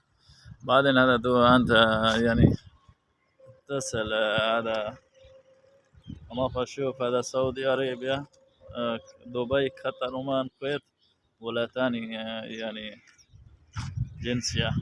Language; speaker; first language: Arabic; non-native, learner; Saraiki